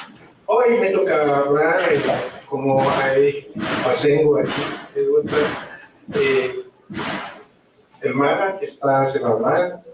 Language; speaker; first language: Spanish; non-native, learner; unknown